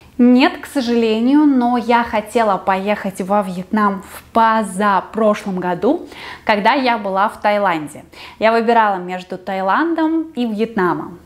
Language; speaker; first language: Russian; native; Russian